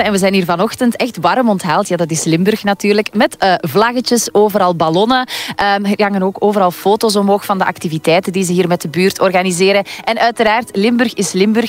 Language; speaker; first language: Dutch; native; Dutch